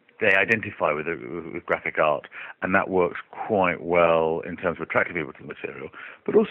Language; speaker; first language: English; native; English